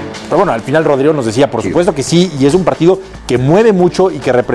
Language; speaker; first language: Spanish; native; Spanish